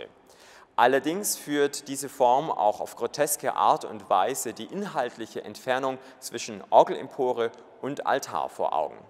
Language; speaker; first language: German; native; German